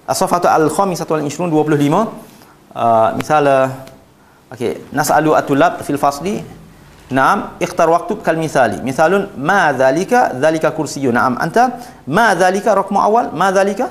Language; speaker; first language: Arabic; non-native, fluent; Malay